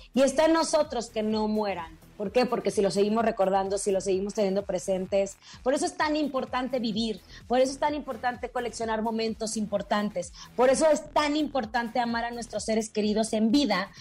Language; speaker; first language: Spanish; native; Spanish